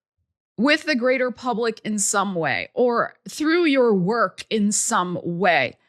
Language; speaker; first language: English; native; English